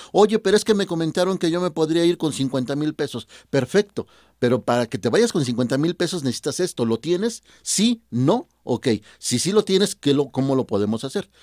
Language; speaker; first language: Spanish; native; Spanish